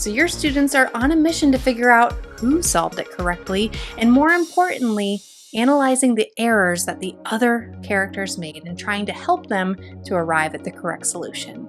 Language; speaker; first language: English; native; English